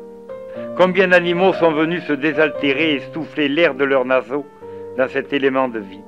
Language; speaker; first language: French; native; French